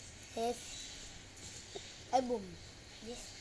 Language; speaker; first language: English; non-native, local second language; Filipino